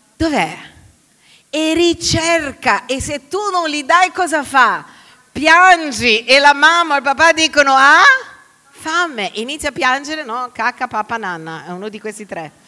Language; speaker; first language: Italian; non-native, fluent; Portuguese